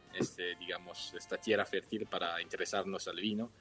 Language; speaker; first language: Spanish; non-native, fluent; French